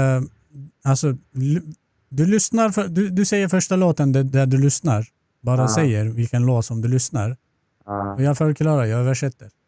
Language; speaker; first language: Swedish; non-native, fluent; Turkish